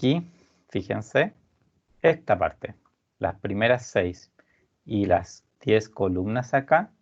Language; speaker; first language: Spanish; native; Spanish